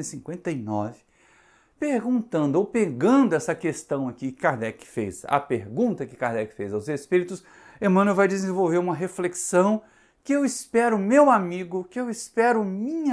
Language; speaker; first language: Portuguese; native; Portuguese